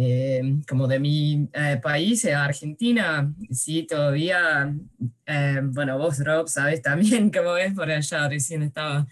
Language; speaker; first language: Spanish; early bilingual, heritage; English